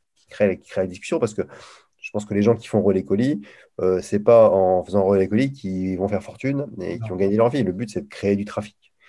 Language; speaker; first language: French; native; French